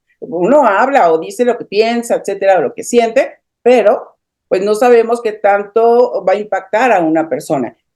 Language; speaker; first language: Spanish; native; Spanish